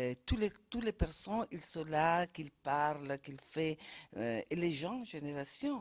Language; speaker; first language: French; non-native, fluent; Italian